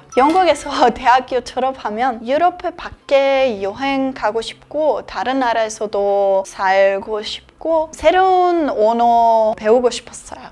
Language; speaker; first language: Korean; non-native, learner; Serbian